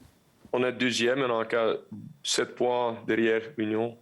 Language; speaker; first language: French; non-native, local second language; Dutch